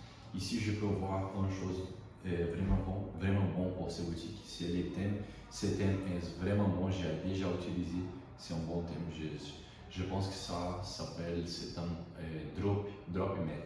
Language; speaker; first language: French; non-native, learner; Portuguese